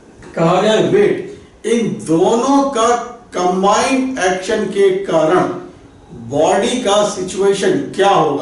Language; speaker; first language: Hindi; native; Hindi